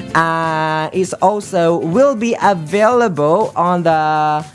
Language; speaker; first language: English; non-native, fluent; Thai